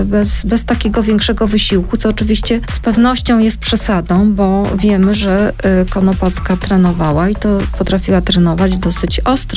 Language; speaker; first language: Polish; native; Polish